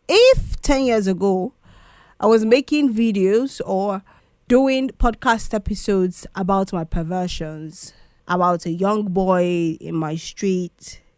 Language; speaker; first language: English; non-native, local second language; Igbo